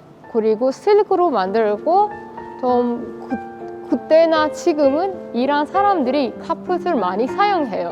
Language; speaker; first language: Korean; non-native, fluent; Persian